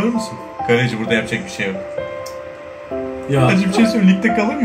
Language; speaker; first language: Turkish; native; Turkish